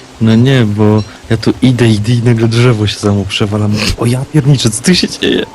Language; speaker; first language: Polish; native; Polish